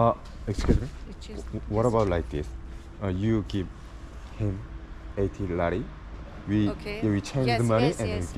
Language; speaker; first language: English; non-native, learner; Korean